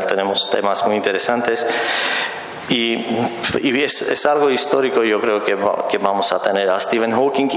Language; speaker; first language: Spanish; non-native, fluent; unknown